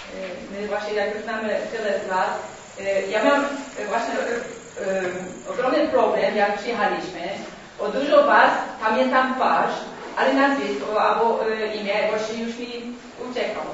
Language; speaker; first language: Polish; non-native, learner; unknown